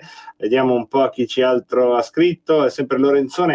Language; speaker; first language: Italian; native; Italian